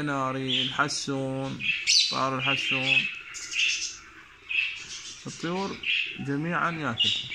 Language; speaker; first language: Arabic; native; Arabic